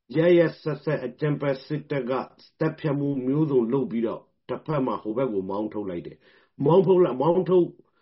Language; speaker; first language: Burmese; non-native, local second language; Rohingya